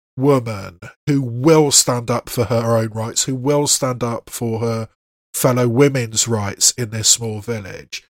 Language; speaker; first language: English; native; English